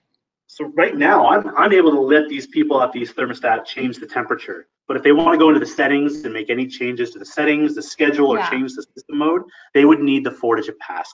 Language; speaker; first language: English; native; English